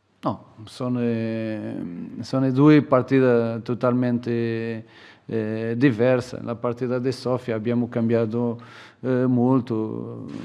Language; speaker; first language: Italian; non-native, fluent; Portuguese